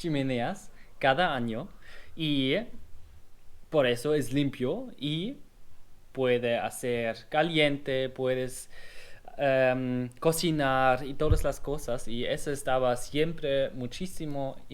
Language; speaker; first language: Spanish; non-native, learner; German